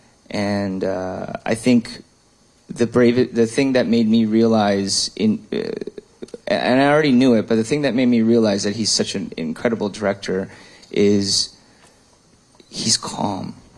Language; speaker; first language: English; early bilingual, other home language; Korean